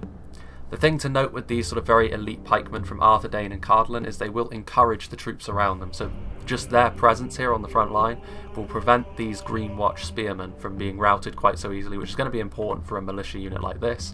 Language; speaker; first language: English; native; English